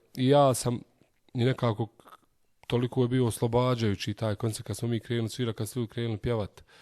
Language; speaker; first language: Bosnian; native; Bosnian